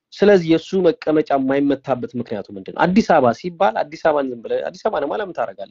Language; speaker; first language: Amharic; non-native, local second language; Tigrinya